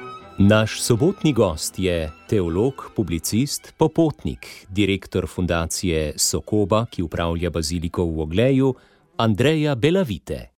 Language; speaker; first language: Slovenian; native; Slovenian